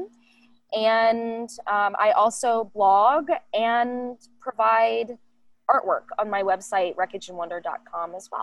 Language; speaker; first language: English; native; English